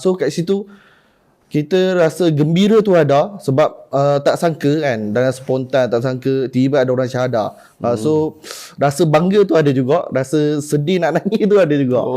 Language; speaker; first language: Malay; non-native, local second language; Chinese